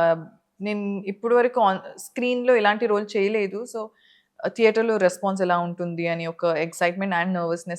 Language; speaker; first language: Telugu; non-native, fluent; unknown